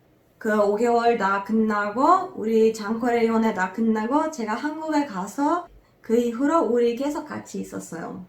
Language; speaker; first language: Korean; non-native, fluent; Macedonian